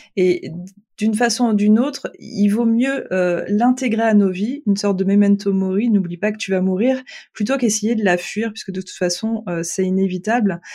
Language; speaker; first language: French; native; French